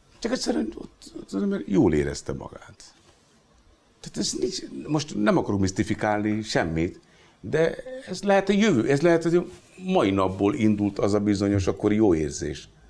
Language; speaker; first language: Hungarian; non-native, fluent; Hindi